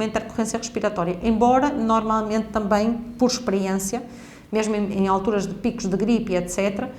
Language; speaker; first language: Portuguese; native; Portuguese